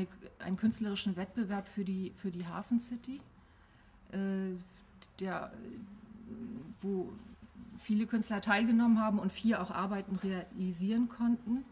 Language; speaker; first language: German; native; German